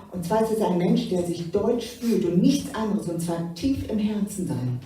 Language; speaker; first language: German; native; German